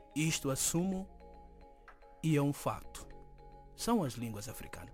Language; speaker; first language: Portuguese; non-native, local second language; Upper Guinea Crioulo